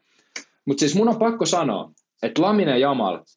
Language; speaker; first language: Finnish; native; Finnish